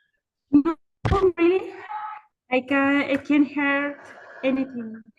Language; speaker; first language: English; non-native, learner; Spanish